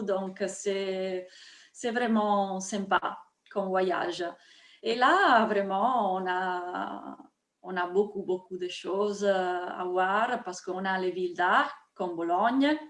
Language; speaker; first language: French; non-native, fluent; Italian